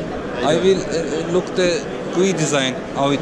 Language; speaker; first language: English; non-native, learner; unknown